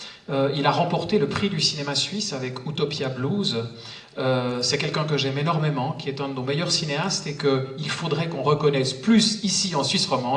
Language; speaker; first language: French; native; French